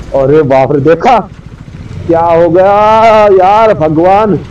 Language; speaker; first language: Hindi; non-native, local second language; Marathi